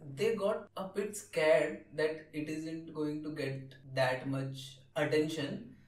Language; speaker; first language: English; non-native, local second language; Telugu